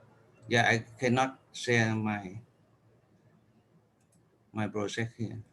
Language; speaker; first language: English; non-native, learner; Vietnamese